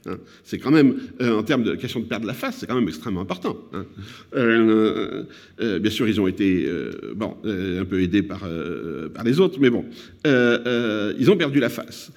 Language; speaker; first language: French; native; French